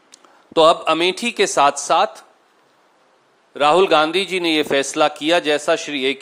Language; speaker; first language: Hindi; native; Hindi